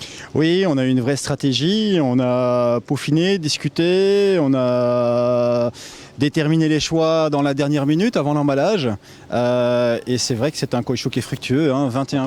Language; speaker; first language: French; native; French